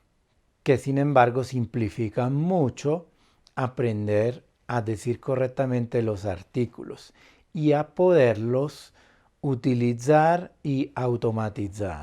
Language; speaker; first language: Spanish; non-native, fluent; Italian